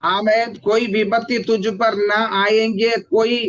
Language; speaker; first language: Hindi; non-native, local second language; Malayalam